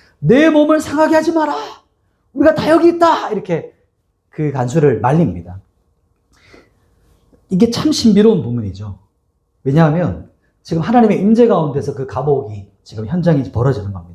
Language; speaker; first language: Korean; native; Korean